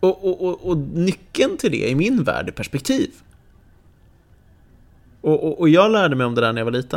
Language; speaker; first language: Swedish; native; Swedish